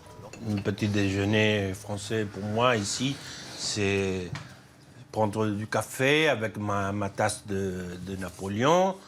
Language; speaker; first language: French; non-native, fluent; Spanish